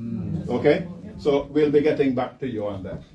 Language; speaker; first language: English; native; English